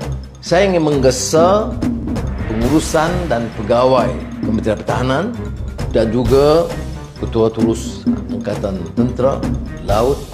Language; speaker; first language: Malay; native; Malay